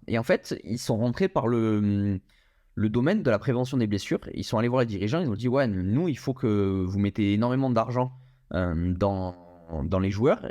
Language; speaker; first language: French; native; French